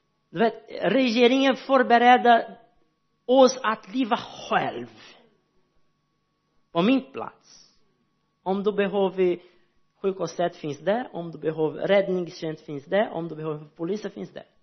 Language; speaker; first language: Swedish; non-native, learner; Portuguese